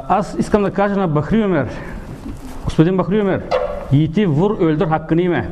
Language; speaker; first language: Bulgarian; non-native, local second language; Turkish